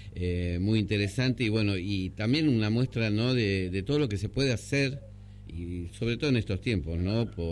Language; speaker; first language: Spanish; native; Spanish